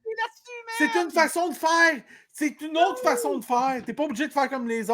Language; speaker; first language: French; native; French